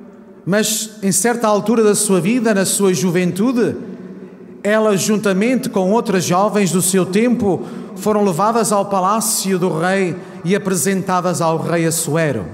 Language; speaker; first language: Portuguese; native; Portuguese